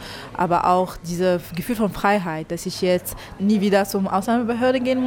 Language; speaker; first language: German; non-native, fluent; Arabic